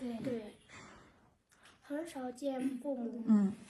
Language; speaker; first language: Chinese; non-native, local second language; Tibetan